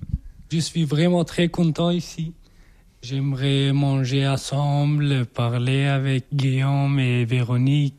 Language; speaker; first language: French; non-native, learner; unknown